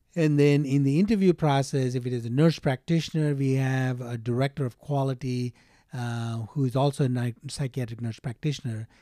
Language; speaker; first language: English; non-native, local second language; Telugu